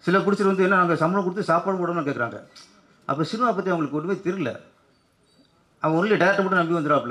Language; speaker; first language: Tamil; native; Tamil